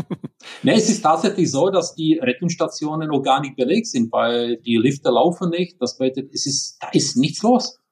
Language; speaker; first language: German; non-native, fluent; Czech